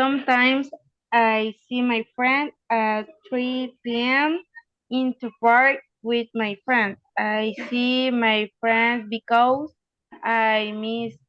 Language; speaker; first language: English; non-native, learner; Spanish